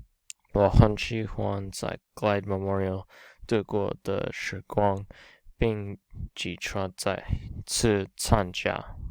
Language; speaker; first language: Chinese; non-native, learner; English